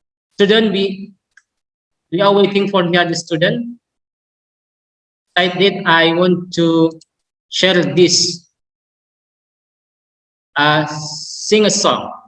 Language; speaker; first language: English; non-native, learner; Indonesian